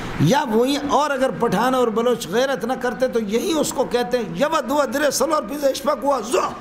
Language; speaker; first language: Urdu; non-native, local second language; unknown